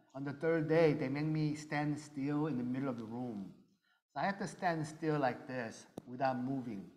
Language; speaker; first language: English; early bilingual, other home language; Korean